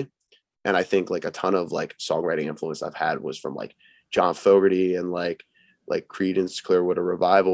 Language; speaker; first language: English; native; English